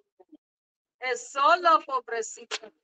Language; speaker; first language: Spanish; non-native, learner; Filipino